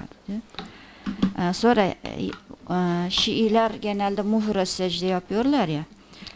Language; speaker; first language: Turkish; non-native, fluent; Persian